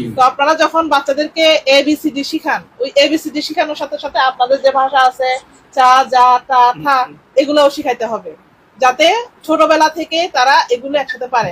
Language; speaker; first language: Bangla; non-native, local second language; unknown